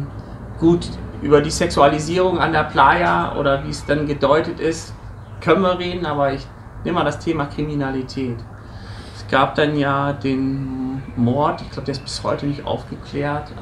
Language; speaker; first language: German; native; German